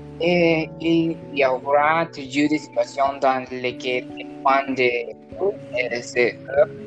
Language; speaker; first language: French; non-native, learner; Spanish